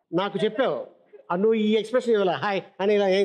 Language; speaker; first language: Telugu; native; Telugu